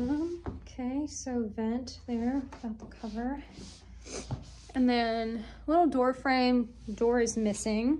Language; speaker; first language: English; native; English